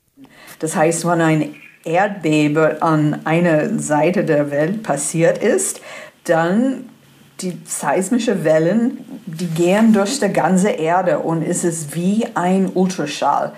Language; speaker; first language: German; non-native, fluent; English